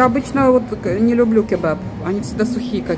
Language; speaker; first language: Russian; native; Russian